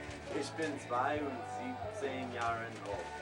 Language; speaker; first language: German; non-native, learner; English